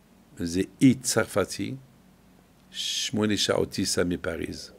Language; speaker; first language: Hebrew; non-native, fluent; French